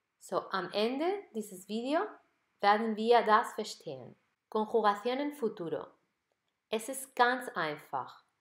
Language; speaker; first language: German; non-native, fluent; Spanish